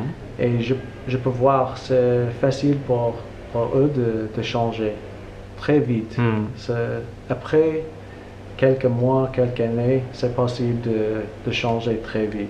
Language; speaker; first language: French; non-native, learner; English